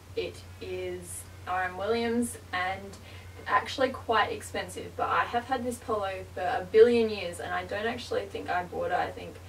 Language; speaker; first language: English; native; English